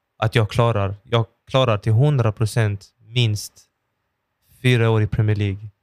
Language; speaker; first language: Swedish; early bilingual, other home language; Persian